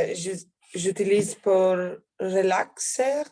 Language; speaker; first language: French; non-native, learner; Italian